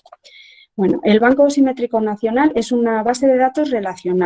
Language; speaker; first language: Spanish; native; Spanish